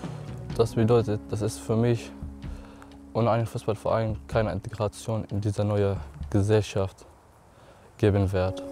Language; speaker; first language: German; non-native, learner; Arabic